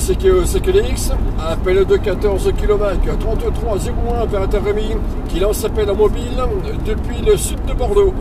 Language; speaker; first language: French; native; French